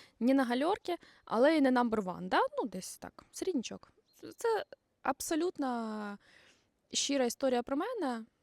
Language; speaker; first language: Ukrainian; non-native, local second language; Russian